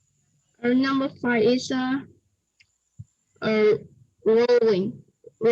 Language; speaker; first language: English; non-native, learner; Vietnamese